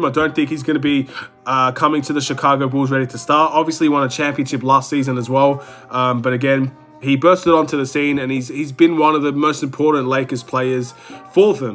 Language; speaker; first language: English; native; English